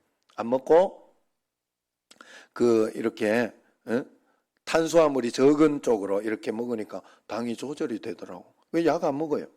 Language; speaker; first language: Korean; native; Korean